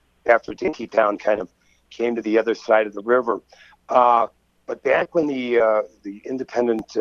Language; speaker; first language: English; native; English